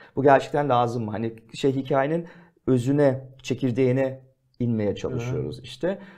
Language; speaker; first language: Turkish; early bilingual, heritage; Turkish